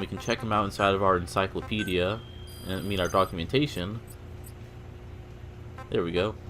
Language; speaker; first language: English; native; English